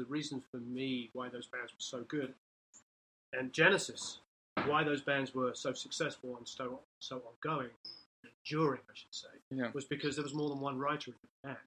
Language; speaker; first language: English; native; English